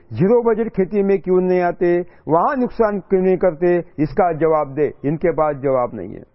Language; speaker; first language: Hindi; non-native, local second language; Marathi